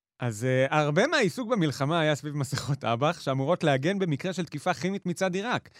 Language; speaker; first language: Hebrew; native; Hebrew